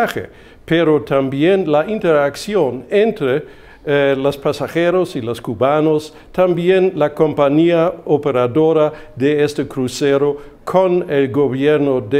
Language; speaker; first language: Spanish; non-native, fluent; German